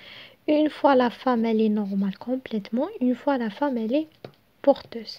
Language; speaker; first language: French; non-native, local second language; Arabic